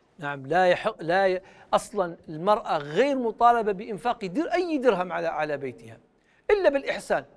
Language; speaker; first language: Arabic; native; Arabic